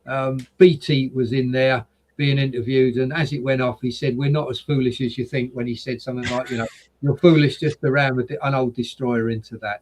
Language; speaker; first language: English; native; English